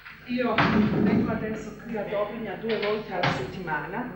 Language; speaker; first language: Italian; non-native, fluent; Bosnian